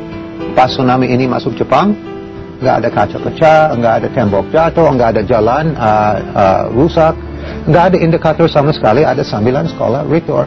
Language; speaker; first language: Indonesian; non-native, learner; English